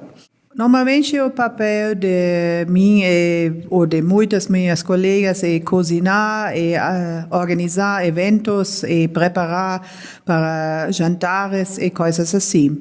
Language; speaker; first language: Portuguese; non-native, learner; German